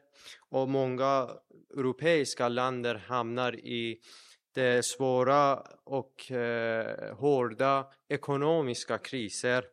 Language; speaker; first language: Swedish; non-native, fluent; Persian